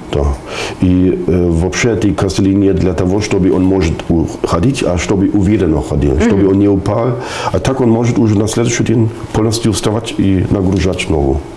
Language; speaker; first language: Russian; non-native, fluent; German